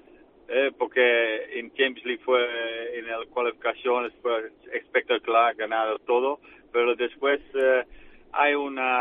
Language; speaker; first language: Spanish; non-native, fluent; Dutch